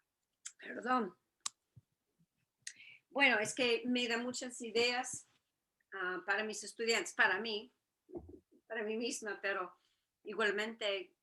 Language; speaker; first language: Spanish; non-native, fluent; English